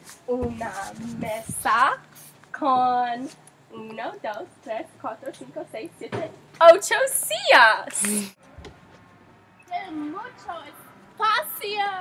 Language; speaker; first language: Spanish; non-native, learner; English